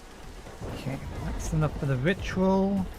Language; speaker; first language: English; native; English